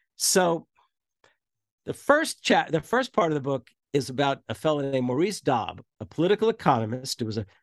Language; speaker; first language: English; native; English